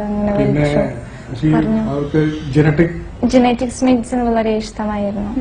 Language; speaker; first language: Malayalam; non-native, fluent; Russian